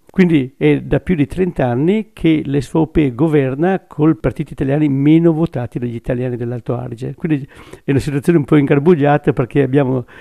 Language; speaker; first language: Italian; native; Italian